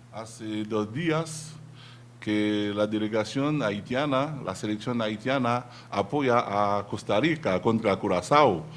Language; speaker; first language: Spanish; non-native, learner; Haitian Creole